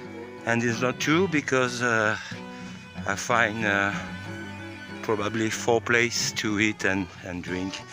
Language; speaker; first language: English; non-native, learner; French